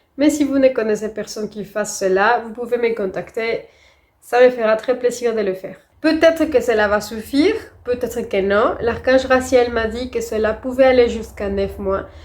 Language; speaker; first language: French; non-native, fluent; Spanish